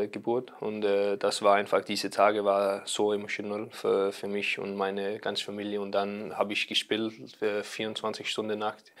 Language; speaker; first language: German; non-native, learner; Danish